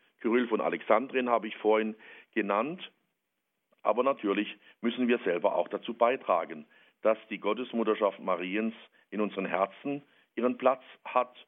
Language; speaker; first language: German; native; German